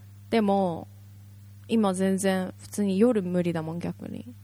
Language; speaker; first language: Japanese; native; Japanese